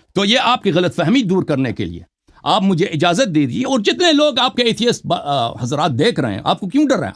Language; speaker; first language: Urdu; non-native, fluent; Persian